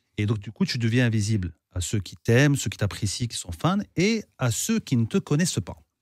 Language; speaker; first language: French; non-native, local second language; Arabic